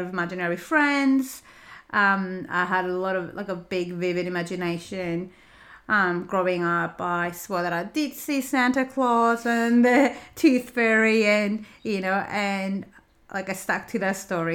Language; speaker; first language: English; non-native, fluent; Greek